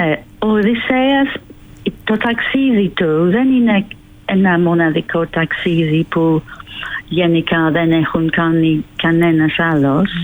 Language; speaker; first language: Greek; non-native, fluent; English